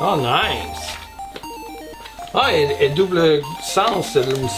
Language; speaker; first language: French; native; French